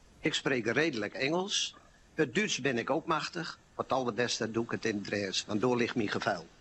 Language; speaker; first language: Dutch; non-native, local second language; Low German